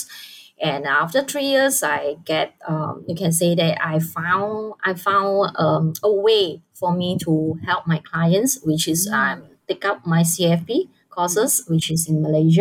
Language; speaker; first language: English; non-native, local second language; Chinese